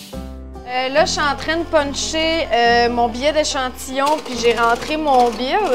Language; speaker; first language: French; native; French